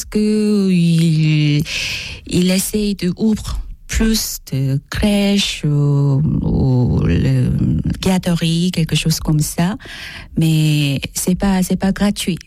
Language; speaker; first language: French; non-native, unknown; Korean